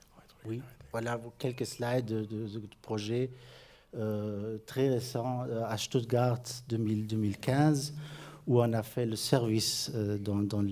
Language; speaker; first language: French; non-native, fluent; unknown